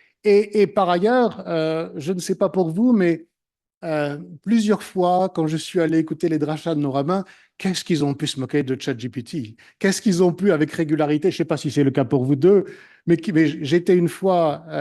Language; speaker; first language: French; native; French